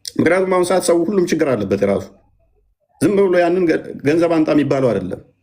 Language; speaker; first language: Amharic; native; Amharic